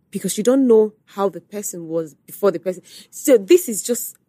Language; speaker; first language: English; non-native, local second language; Igbo